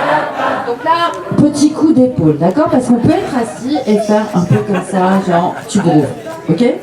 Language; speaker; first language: French; native; French